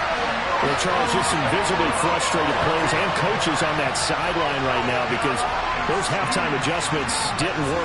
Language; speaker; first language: English; native; English